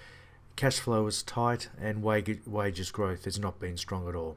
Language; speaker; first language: English; native; English